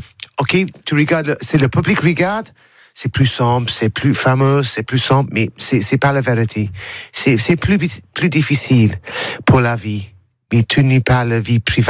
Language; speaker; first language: French; non-native, learner; English